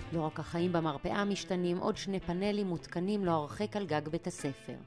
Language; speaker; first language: Hebrew; native; Hebrew